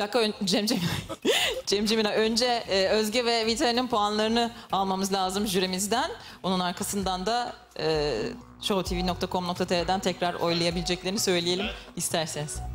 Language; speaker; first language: Turkish; native; Turkish